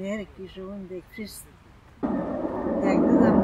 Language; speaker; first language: Polish; non-native, local second language; German